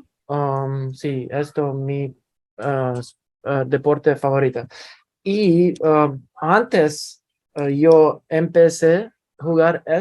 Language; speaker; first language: Spanish; non-native, learner; English